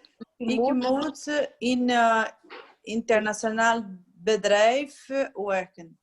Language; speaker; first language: Dutch; non-native, learner; Portuguese